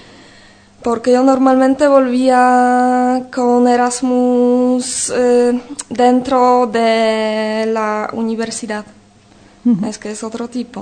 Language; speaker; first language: Spanish; non-native, fluent; Polish